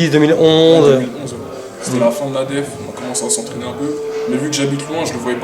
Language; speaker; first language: French; native; French